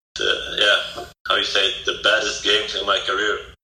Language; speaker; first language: English; non-native, fluent; Dutch